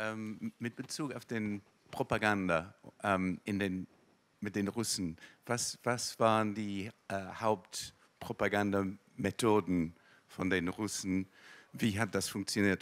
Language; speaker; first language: German; non-native, learner; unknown